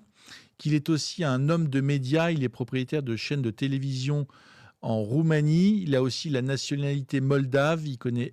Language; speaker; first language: French; native; French